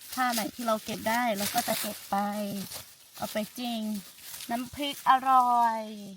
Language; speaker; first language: Thai; non-native, local second language; Lahu